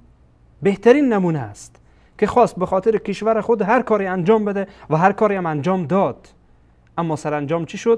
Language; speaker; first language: Persian; native; Persian